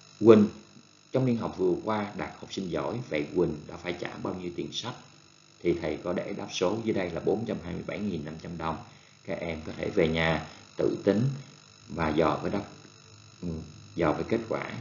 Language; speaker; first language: Vietnamese; native; Vietnamese